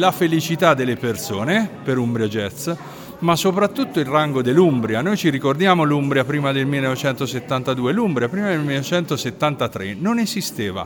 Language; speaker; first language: Italian; native; Italian